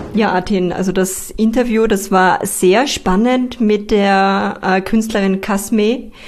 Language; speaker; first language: German; native; German